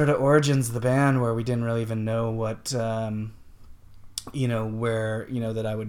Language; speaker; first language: English; native; English